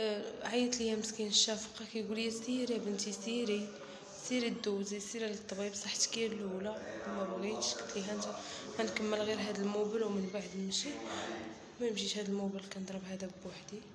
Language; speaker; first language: Arabic; native; Arabic